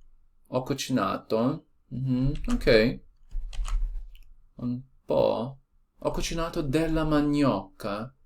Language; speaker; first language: Italian; non-native, learner; Portuguese